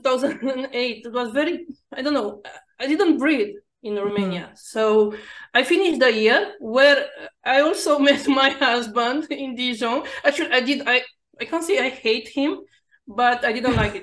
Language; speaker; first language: English; non-native, fluent; Romanian